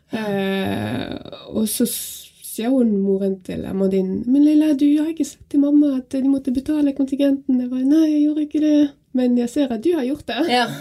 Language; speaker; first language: Norwegian; non-native, fluent; French